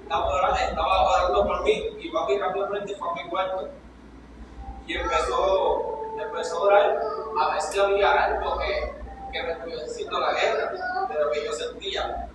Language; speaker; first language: Spanish; native; Spanish